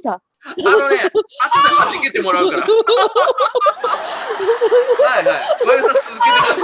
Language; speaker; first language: Japanese; native; Japanese